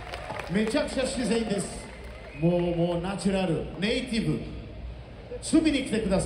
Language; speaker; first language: Japanese; non-native, fluent; Portuguese